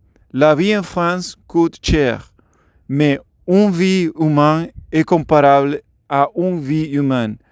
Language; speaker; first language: French; non-native, learner; Spanish